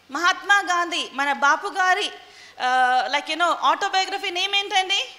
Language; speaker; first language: Telugu; non-native, local second language; Hindi